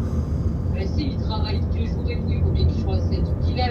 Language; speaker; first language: French; native; French